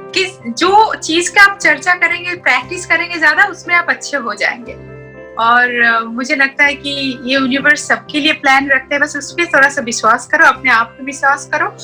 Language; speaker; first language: Hindi; non-native, local second language; Bangla